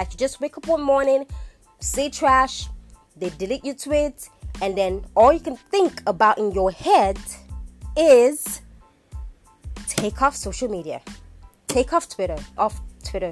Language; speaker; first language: English; non-native, local second language; Igbo